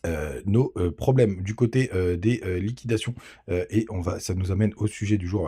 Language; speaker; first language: French; native; French